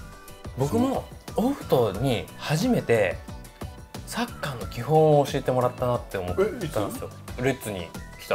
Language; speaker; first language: Japanese; native; Japanese